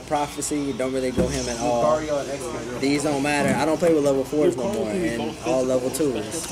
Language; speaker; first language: English; native; English